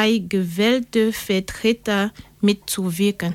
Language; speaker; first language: German; non-native, learner; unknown